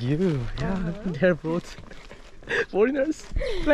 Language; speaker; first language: English; non-native, learner; Korean